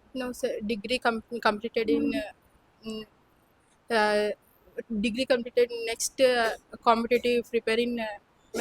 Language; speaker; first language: English; non-native, local second language; Kannada